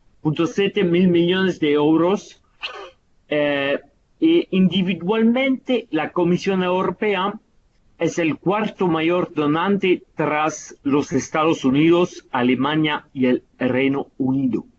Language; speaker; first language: Spanish; non-native, fluent; Italian